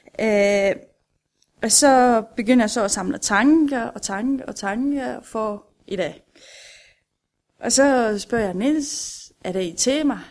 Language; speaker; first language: Danish; non-native, fluent; Romanian